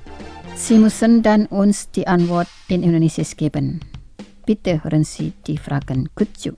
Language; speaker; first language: German; non-native, fluent; Indonesian